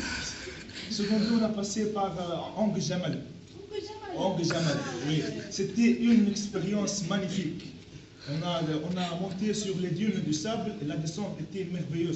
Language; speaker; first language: French; non-native, local second language; Arabic